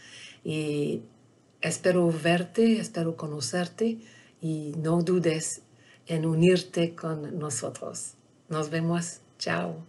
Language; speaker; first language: Spanish; non-native, learner; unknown